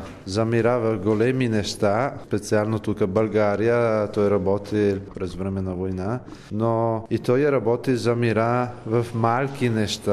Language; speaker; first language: Bulgarian; non-native, learner; Italian